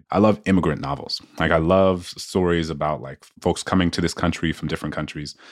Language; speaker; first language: English; native; English